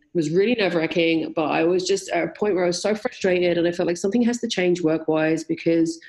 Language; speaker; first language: English; native; English